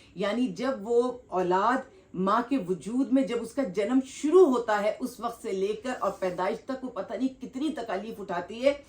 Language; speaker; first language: Urdu; native; Urdu